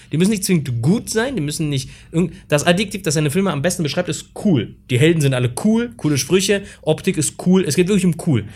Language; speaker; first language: German; native; German